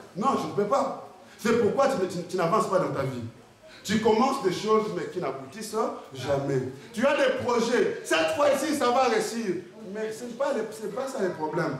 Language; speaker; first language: French; non-native, local second language; Lingala